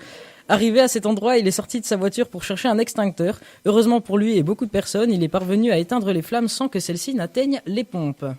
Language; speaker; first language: French; native; French